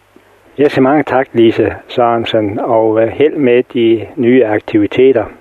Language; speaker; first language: Danish; native; Danish